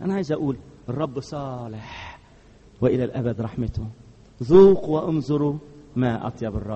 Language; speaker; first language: Arabic; native; Arabic